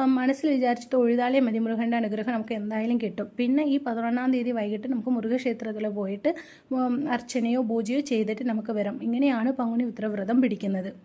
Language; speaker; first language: Malayalam; non-native, local second language; Tamil